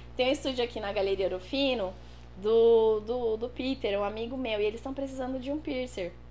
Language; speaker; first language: Portuguese; native; Portuguese